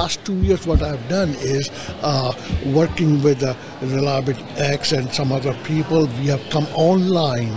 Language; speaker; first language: English; native; English